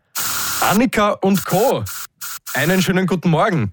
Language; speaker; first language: German; native; German